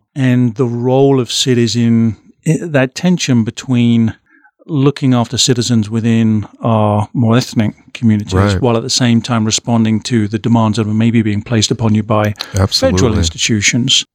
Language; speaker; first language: English; native; English